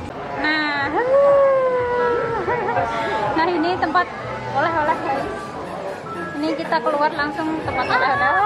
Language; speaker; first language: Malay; non-native, local second language; Javanese